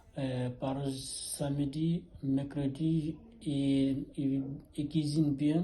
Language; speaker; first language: French; non-native, learner; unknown